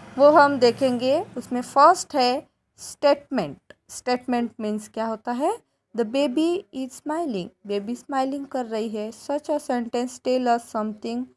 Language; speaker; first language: Hindi; non-native, local second language; Marathi